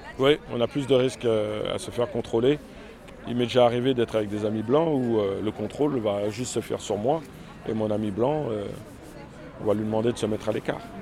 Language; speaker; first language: French; early bilingual, other home language; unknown